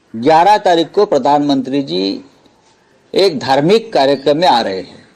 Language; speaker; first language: Hindi; non-native, local second language; Marathi